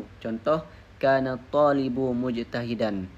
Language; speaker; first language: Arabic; non-native, learner; Indonesian